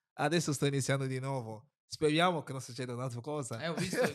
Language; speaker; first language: Italian; non-native, fluent; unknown